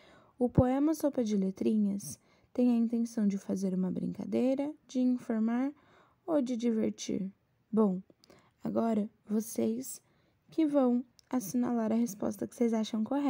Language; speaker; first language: Portuguese; native; Portuguese